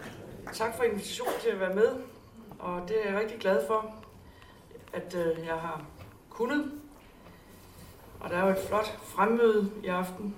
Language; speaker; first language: Danish; native; Danish